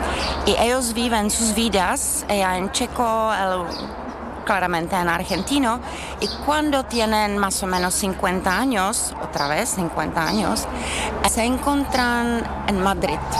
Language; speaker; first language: Spanish; non-native, fluent; Czech